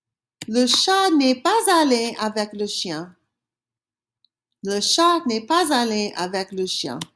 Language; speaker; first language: French; non-native, fluent; English